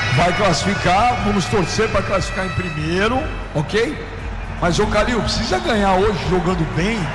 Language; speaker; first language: Portuguese; native; Portuguese